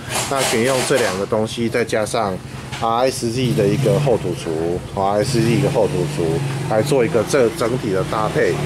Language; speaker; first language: Chinese; native; Chinese